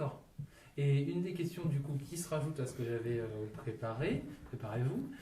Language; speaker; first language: French; native; French